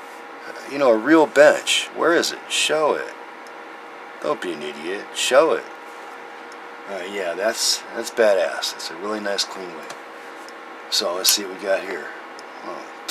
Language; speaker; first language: English; native; English